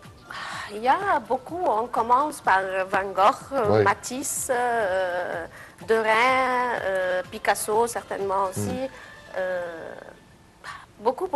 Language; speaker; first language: French; non-native, fluent; Arabic